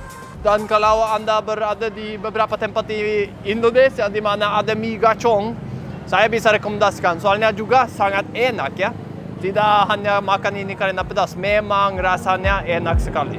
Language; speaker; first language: Indonesian; non-native, fluent; Norwegian